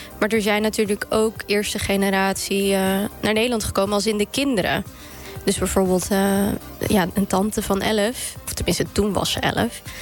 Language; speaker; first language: Dutch; native; Dutch